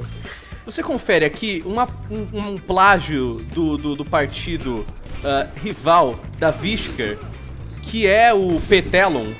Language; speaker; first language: Portuguese; native; Portuguese